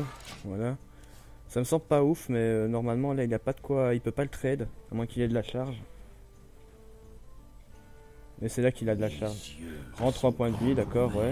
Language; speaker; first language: French; native; French